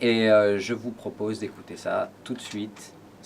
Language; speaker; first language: French; native; French